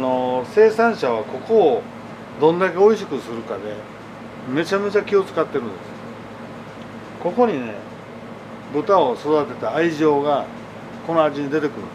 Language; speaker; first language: Japanese; native; Japanese